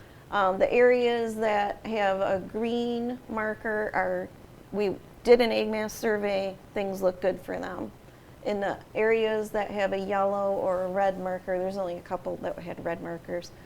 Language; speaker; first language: English; native; English